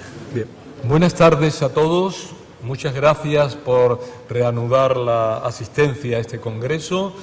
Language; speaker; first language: Spanish; native; Spanish